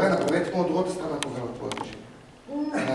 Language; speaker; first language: Bulgarian; native; Bulgarian